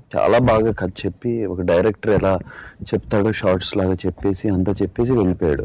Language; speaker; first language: Telugu; native; Telugu